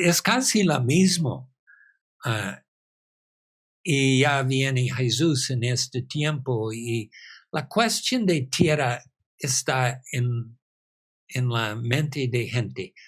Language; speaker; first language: Spanish; non-native, fluent; English